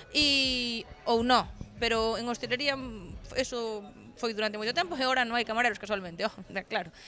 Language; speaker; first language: Galician; native; Galician